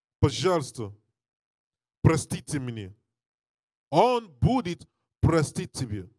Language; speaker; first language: Russian; non-native, learner; English